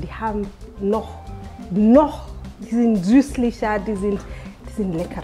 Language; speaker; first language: German; non-native, fluent; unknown